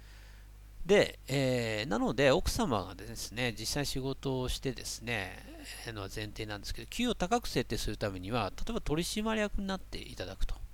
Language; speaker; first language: Japanese; native; Japanese